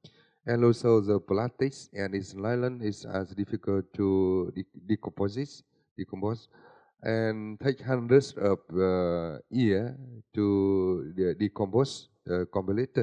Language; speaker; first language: English; non-native, learner; Vietnamese